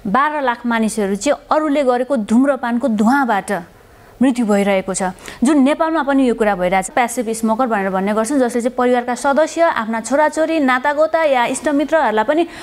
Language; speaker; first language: Nepali; native; Nepali